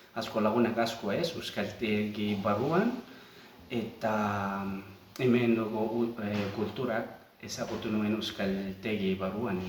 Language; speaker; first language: Basque; non-native, learner; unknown